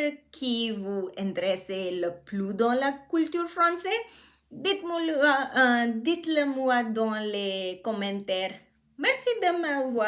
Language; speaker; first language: French; non-native, learner; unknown